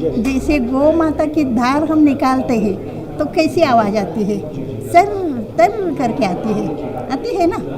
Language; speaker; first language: Hindi; non-native, local second language; Marathi